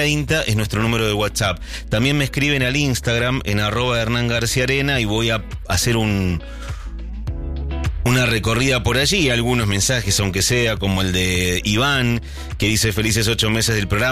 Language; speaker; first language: Spanish; native; Spanish